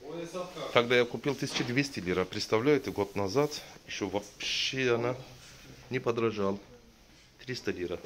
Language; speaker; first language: Russian; non-native, learner; Turkish